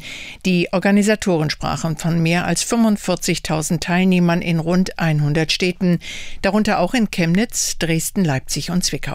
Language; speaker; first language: German; native; German